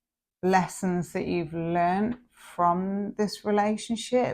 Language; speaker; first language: English; native; English